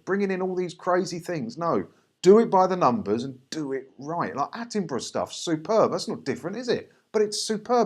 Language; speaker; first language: English; native; English